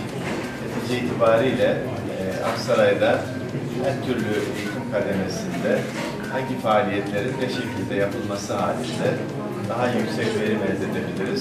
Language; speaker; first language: Turkish; native; Turkish